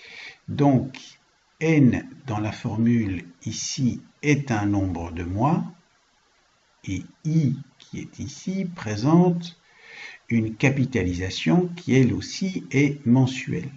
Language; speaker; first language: French; native; French